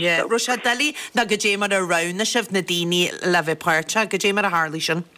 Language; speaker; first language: Irish; native; Irish